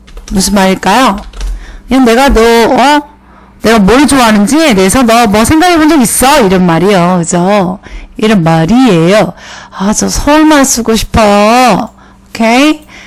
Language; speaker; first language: Korean; native; Korean